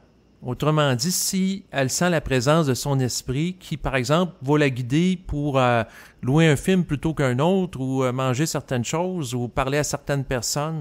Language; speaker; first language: French; native; French